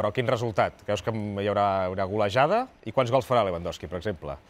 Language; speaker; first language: Catalan; native; Catalan